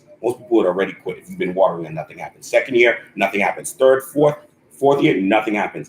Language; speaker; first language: English; native; English